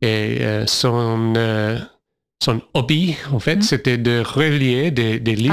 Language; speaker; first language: French; non-native, fluent; English